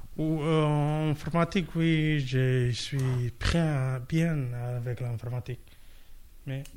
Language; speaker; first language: French; non-native, learner; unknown